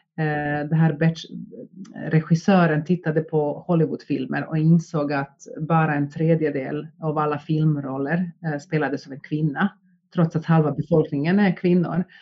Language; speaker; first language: Swedish; native; Swedish